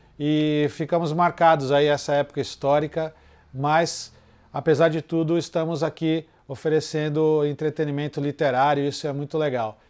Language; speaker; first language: Portuguese; native; Portuguese